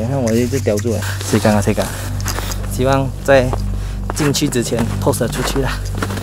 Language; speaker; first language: Chinese; native; Chinese